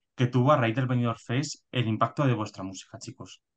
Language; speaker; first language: Spanish; native; Spanish